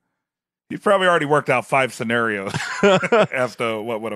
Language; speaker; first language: English; native; English